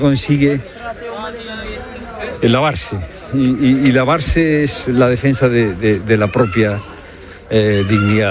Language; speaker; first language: Spanish; native; Spanish